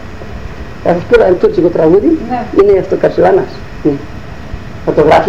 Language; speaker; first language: Greek; native; Greek